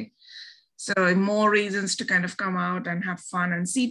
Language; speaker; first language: English; non-native, local second language; Bangla